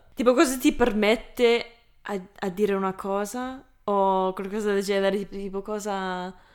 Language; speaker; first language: Italian; non-native, fluent; English